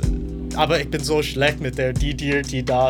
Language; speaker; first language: German; non-native, learner; English